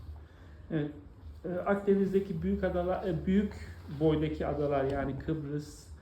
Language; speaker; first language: Turkish; native; Turkish